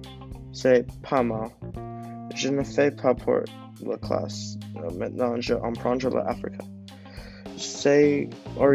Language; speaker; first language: French; non-native, learner; English